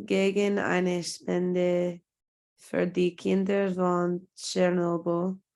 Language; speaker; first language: German; non-native, learner; English